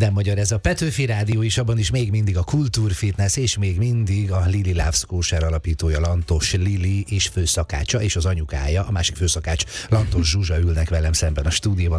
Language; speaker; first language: Hungarian; native; Hungarian